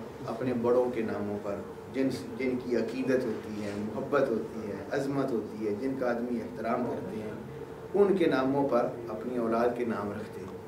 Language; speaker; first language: Urdu; native; Urdu